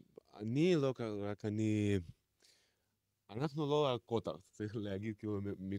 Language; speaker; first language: Hebrew; non-native, fluent; Russian